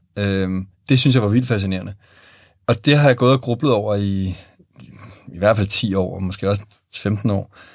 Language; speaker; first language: Danish; native; Danish